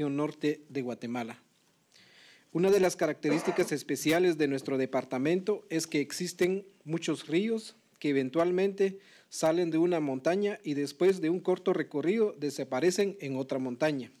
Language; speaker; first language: Spanish; non-native, local second language; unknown